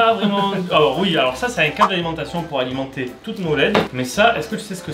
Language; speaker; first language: French; native; French